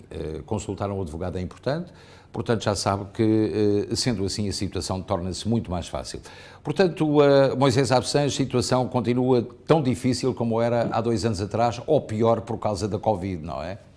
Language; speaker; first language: Portuguese; native; Portuguese